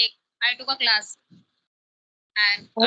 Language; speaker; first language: English; non-native, local second language; Hindi